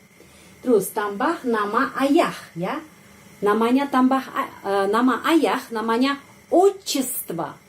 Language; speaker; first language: Indonesian; non-native, fluent; Russian